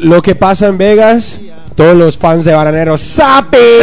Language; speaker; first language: Spanish; non-native, learner; English